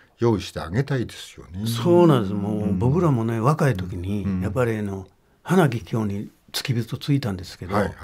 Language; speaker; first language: Japanese; native; Japanese